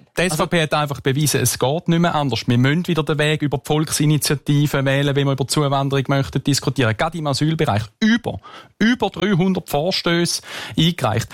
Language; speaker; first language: German; native; German